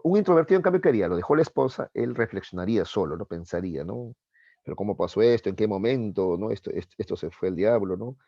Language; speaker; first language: Spanish; native; Spanish